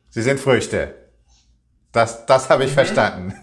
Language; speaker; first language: German; non-native, learner; English